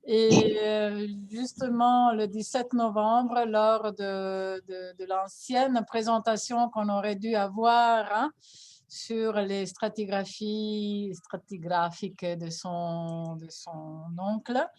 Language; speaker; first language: French; non-native, fluent; Italian